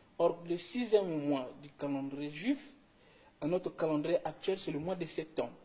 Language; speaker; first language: French; non-native, local second language; Kongo